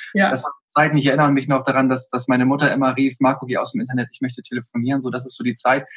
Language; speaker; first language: German; native; German